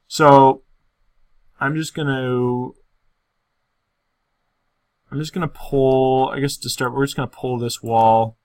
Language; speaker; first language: English; native; English